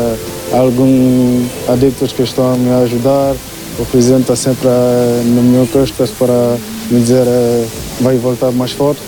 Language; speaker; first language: Portuguese; non-native, fluent; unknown